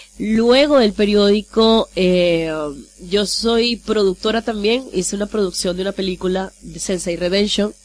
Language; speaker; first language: Spanish; native; Spanish